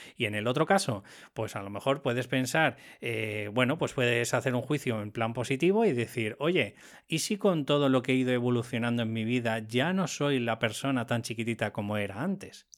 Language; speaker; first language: Spanish; native; Spanish